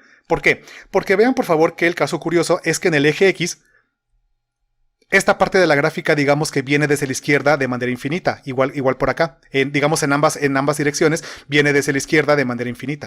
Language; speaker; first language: Spanish; native; Spanish